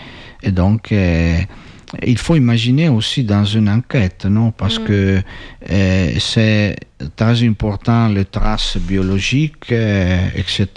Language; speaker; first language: French; non-native, learner; Italian